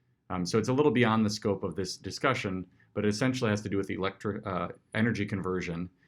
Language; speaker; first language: English; native; English